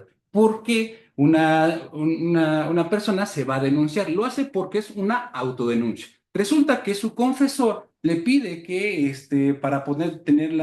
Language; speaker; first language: Spanish; native; Spanish